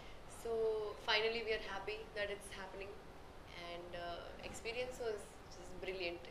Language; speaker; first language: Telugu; non-native, local second language; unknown